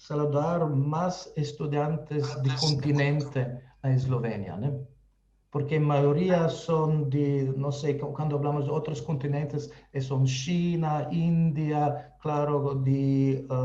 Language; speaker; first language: Spanish; non-native, fluent; Slovenian